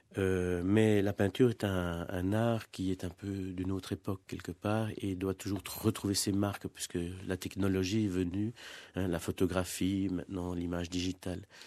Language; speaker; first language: French; non-native, fluent; Spanish